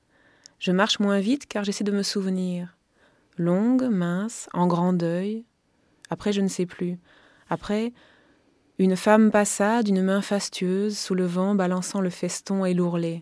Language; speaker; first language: French; native; French